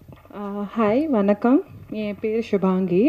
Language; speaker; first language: Tamil; non-native, learner; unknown